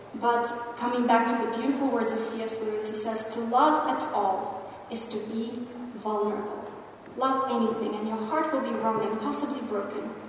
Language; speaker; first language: English; non-native, fluent; Russian